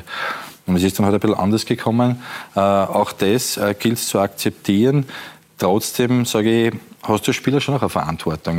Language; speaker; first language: German; native; German